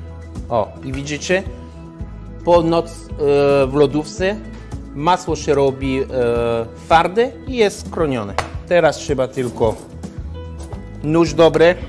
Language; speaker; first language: Polish; non-native, learner; French